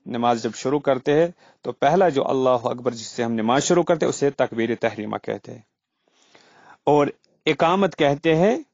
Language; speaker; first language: Urdu; non-native, local second language; Kashmiri